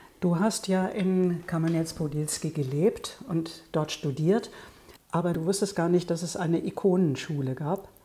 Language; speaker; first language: German; native; German